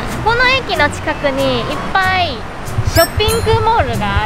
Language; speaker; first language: Japanese; non-native, fluent; Chinese